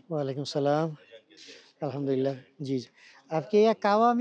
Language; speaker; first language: Hindi; non-native, fluent; Bangla